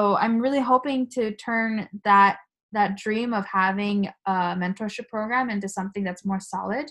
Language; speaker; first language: English; early bilingual, other home language; Japanese